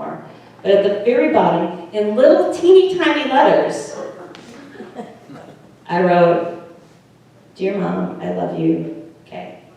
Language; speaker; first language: English; native; English